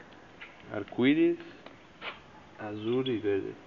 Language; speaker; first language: Spanish; non-native, learner; English